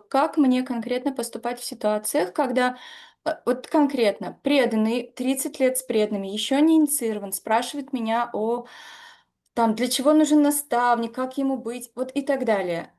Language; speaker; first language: Russian; native; Russian